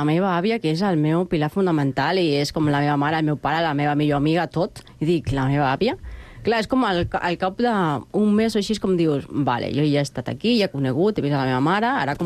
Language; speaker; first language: Catalan; non-native, fluent; Spanish